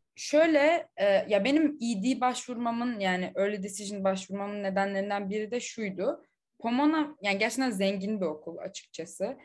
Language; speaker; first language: Turkish; native; Turkish